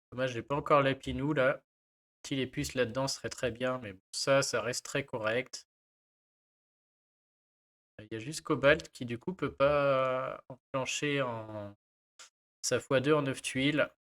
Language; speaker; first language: French; native; French